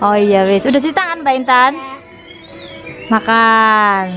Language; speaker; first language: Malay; non-native, local second language; Javanese